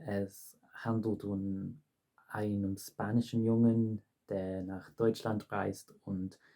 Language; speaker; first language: German; non-native, fluent; English